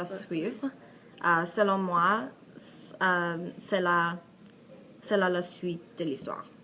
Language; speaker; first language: French; non-native, learner; Persian